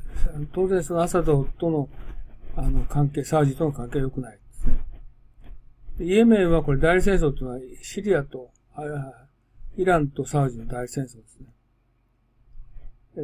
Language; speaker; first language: Japanese; native; Japanese